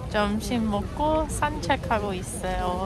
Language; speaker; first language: Korean; non-native, learner; English